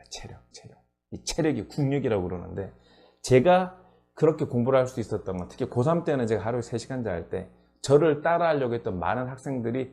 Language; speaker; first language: Korean; native; Korean